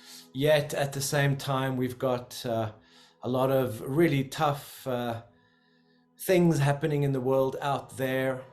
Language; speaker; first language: English; native; English